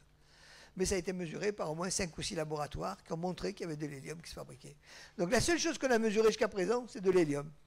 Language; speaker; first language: French; native; French